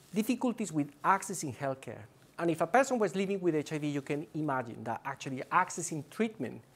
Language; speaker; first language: English; non-native, fluent; Spanish